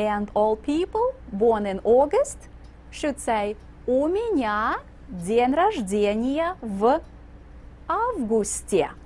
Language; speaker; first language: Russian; non-native, fluent; English